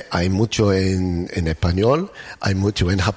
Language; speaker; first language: Spanish; non-native, learner; English